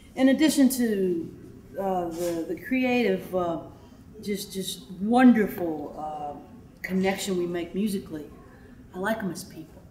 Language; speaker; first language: English; native; English